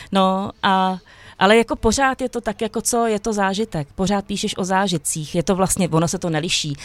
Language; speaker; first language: Czech; native; Czech